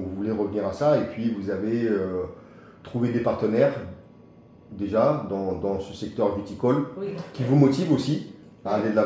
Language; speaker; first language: French; native; French